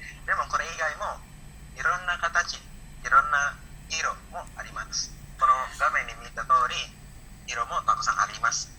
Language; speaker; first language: Japanese; non-native, learner; Indonesian